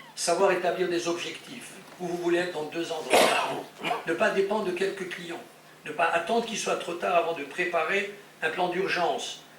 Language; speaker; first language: French; native; French